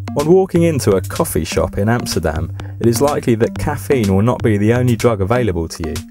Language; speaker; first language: English; native; English